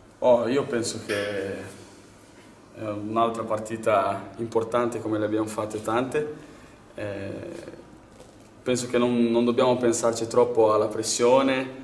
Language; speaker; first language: Italian; non-native, fluent; Portuguese